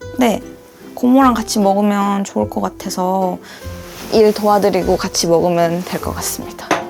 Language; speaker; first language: Korean; early bilingual, other home language; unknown